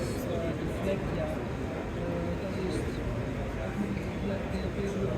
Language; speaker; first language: German; non-native, learner; Dutch